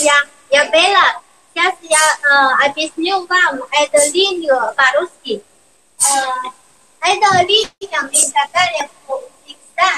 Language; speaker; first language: Russian; non-native, learner; Chinese